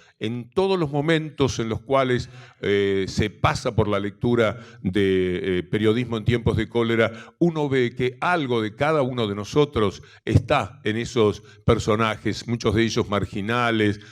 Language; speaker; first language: Spanish; native; Spanish